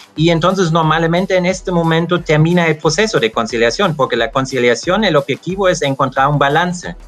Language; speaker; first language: Spanish; non-native, fluent; German